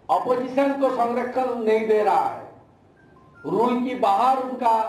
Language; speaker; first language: Hindi; non-native, local second language; Bangla